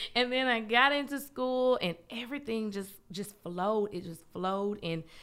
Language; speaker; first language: English; native; English